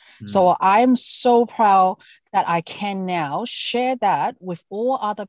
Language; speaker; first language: English; non-native, local second language; Cantonese